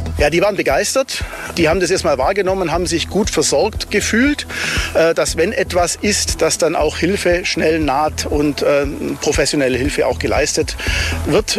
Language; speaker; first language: German; native; German